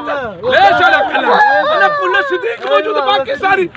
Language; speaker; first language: Arabic; non-native, learner; Sindhi